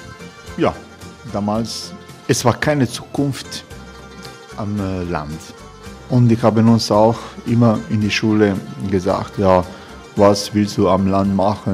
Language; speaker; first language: German; non-native, learner; Croatian